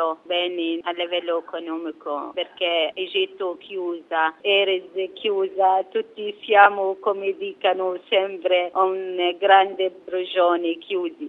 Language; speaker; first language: Italian; non-native, fluent; Arabic